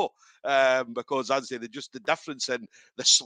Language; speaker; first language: English; native; English